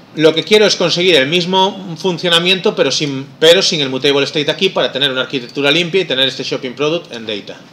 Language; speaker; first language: Spanish; non-native, local second language; Galician